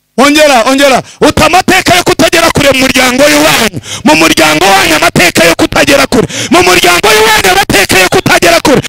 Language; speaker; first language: Kinyarwanda; early bilingual, heritage; Kinyarwanda